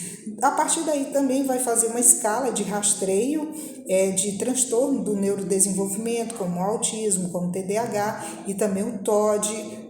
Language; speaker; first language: Portuguese; native; Portuguese